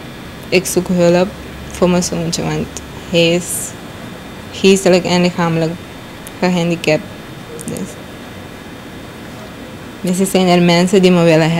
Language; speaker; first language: Dutch; non-native, local second language; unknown